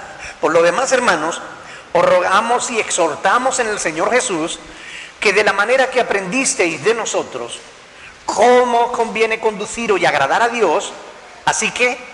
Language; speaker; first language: Spanish; native; Spanish